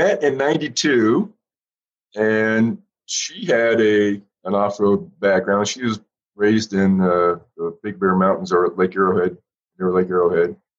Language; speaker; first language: English; native; English